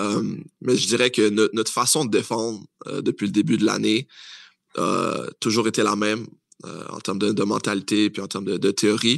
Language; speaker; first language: French; native; French